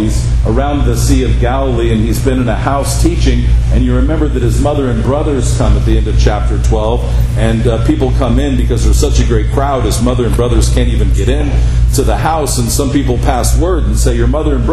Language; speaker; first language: English; native; English